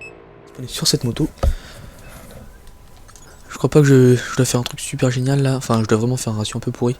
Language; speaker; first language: French; native; French